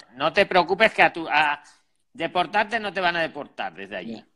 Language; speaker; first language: Spanish; native; Spanish